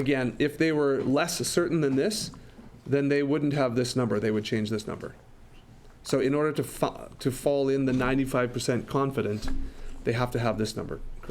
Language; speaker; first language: English; native; English